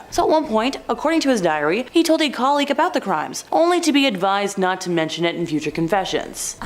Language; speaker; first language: English; native; English